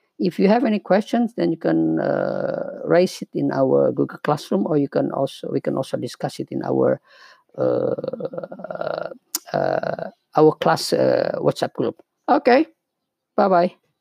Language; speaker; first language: English; non-native, fluent; Indonesian